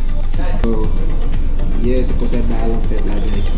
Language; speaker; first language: Spanish; non-native, learner; Haitian Creole